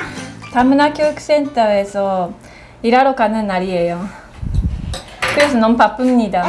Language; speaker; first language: Korean; non-native, fluent; Japanese